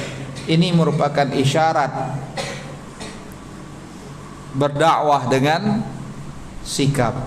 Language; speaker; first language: Indonesian; native; Indonesian